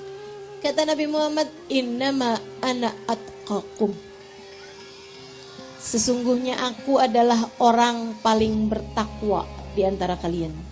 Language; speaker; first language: Indonesian; native; Indonesian